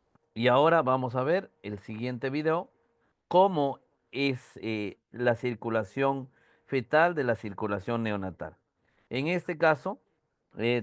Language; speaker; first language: Spanish; native; Spanish